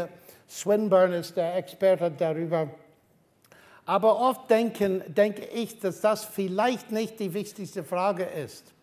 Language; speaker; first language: German; non-native, fluent; English